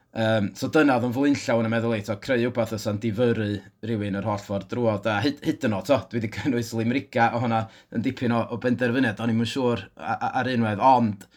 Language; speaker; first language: Welsh; native; Welsh